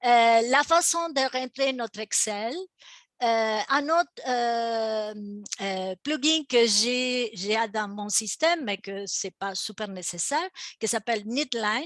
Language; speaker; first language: French; non-native, fluent; Spanish